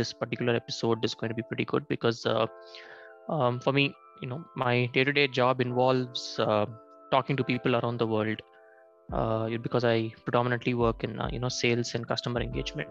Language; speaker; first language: English; non-native, local second language; Tamil